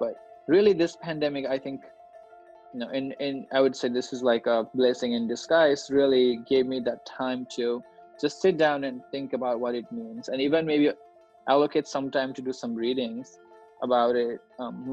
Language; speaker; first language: English; non-native, local second language; Nepali